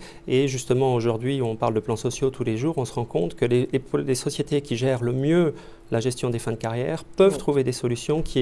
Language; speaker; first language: French; native; French